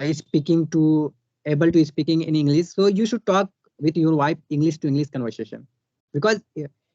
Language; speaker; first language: English; non-native, learner; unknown